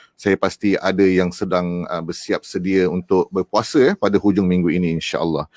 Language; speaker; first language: Malay; native; Malay